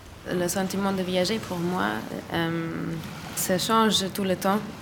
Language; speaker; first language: French; non-native, learner; German